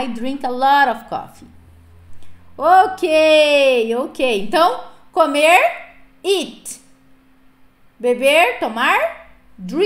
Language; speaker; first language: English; non-native, fluent; Portuguese